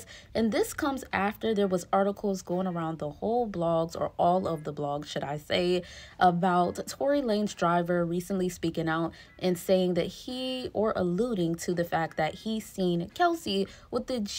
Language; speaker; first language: English; native; English